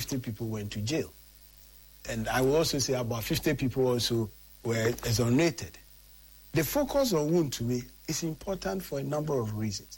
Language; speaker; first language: English; non-native, local second language; Akan